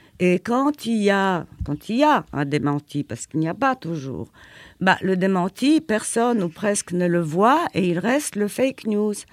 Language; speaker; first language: French; non-native, fluent; Polish